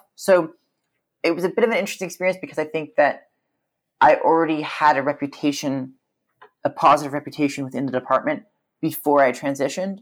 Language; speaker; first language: English; native; English